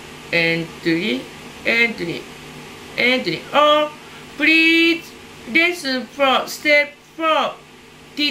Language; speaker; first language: English; non-native, learner; Japanese